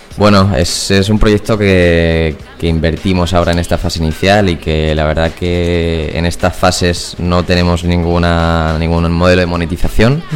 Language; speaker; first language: Spanish; native; Spanish